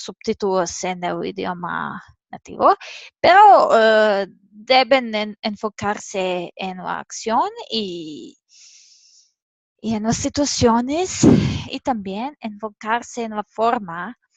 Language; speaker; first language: Spanish; non-native, fluent; Serbian